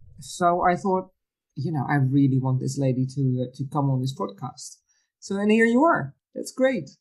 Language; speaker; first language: English; non-native, fluent; Dutch